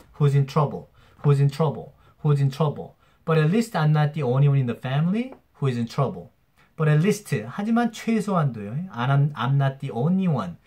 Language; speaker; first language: English; non-native, fluent; Korean